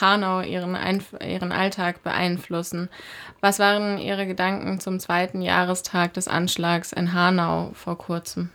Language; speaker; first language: German; native; German